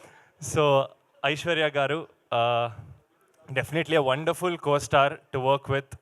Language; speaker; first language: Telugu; non-native, learner; Kannada